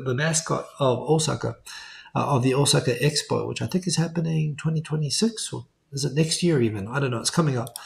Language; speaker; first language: English; native; English